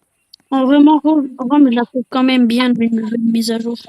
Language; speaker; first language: French; native; French